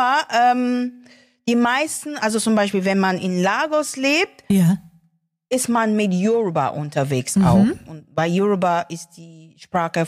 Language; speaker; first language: German; non-native, learner; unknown